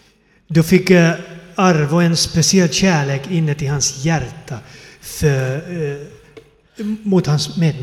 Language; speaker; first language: Swedish; non-native, fluent; Finnish